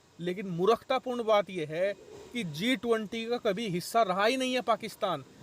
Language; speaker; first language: Hindi; native; Hindi